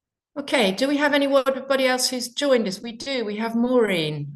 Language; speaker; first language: English; native; English